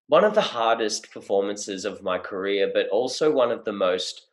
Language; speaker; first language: English; native; English